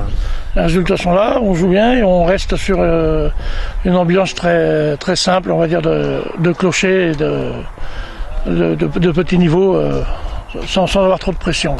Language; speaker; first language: French; native; French